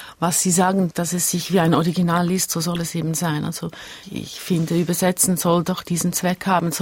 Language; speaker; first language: German; early bilingual, other home language; Hungarian